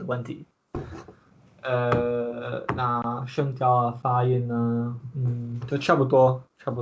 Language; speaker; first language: Chinese; non-native, learner; English